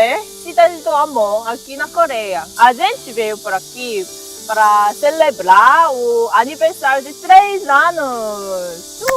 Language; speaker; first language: Portuguese; non-native, fluent; Korean